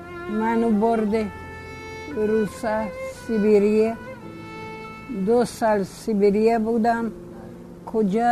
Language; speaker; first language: Persian; early bilingual, other home language; Polish